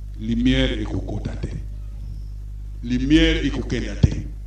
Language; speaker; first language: Lingala; non-native, local second language; Kongo